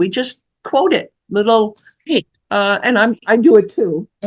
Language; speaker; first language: English; native; English